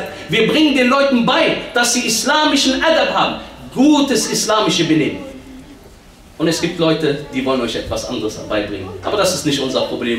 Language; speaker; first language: German; early bilingual, other home language; Arabic